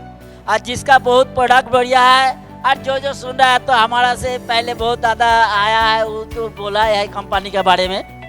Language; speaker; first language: Hindi; non-native, local second language; Bangla